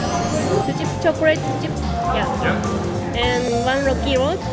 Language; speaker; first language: English; non-native, learner; Japanese